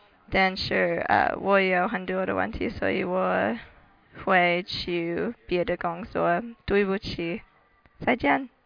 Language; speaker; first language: Chinese; non-native, learner; English